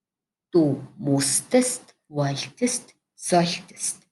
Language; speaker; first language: German; non-native, learner; Mongolian